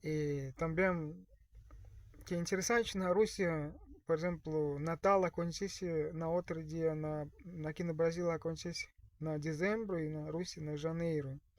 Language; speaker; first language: Portuguese; non-native, learner; Russian